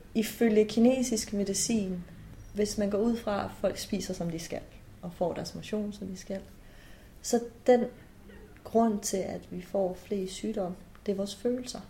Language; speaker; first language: Danish; early bilingual, other home language; Persian